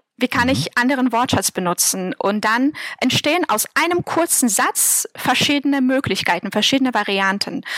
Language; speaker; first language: German; non-native, fluent; Russian